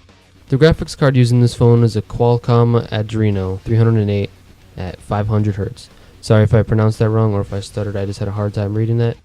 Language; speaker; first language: English; native; English